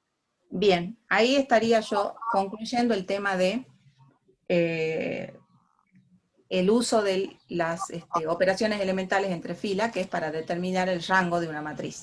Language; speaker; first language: Spanish; native; Spanish